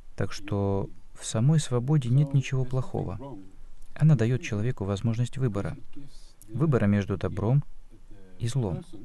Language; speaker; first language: Russian; non-native, fluent; Dutch